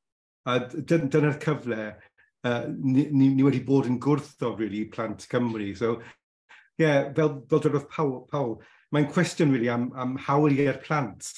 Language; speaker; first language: Welsh; non-native, local second language; English